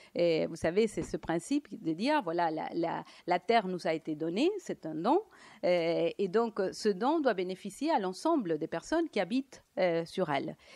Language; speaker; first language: French; non-native, fluent; Spanish